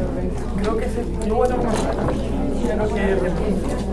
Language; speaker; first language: Spanish; non-native, local second language; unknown